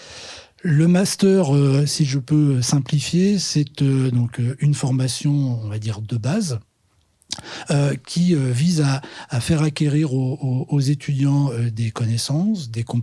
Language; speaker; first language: French; native; French